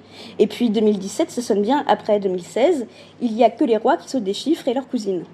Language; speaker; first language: French; native; French